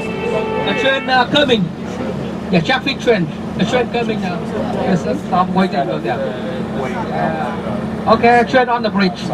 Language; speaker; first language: English; non-native, learner; Vietnamese